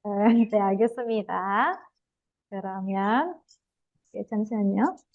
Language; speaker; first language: Korean; non-native, fluent; Indonesian